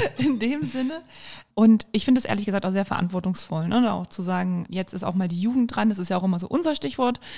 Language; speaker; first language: German; native; German